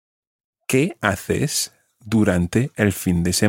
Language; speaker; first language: Spanish; non-native, fluent; English